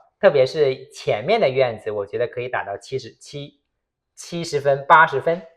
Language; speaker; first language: Chinese; native; Chinese